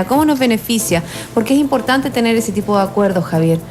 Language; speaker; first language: Spanish; native; Spanish